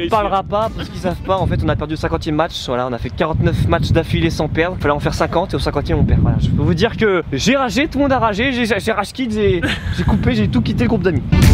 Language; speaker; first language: French; native; French